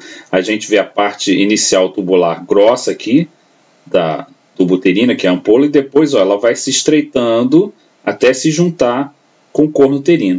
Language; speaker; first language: Portuguese; native; Portuguese